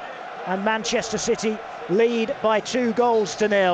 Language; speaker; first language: English; native; English